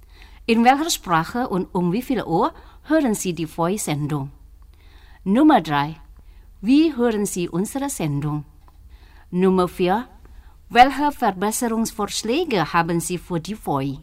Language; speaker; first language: German; non-native, fluent; Indonesian